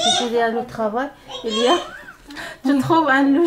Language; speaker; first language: French; non-native, learner; Arabic